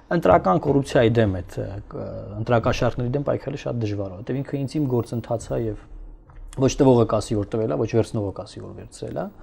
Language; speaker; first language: Armenian; native; Armenian